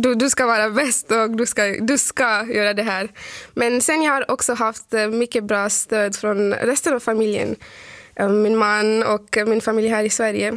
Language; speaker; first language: Swedish; non-native, fluent; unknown